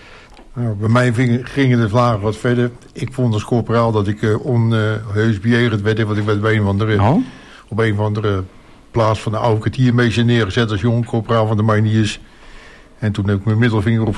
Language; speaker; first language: Dutch; native; Dutch